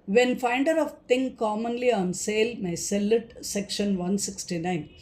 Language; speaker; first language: English; non-native, local second language; Tamil